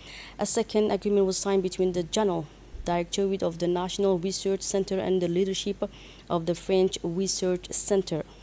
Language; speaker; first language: English; non-native, fluent; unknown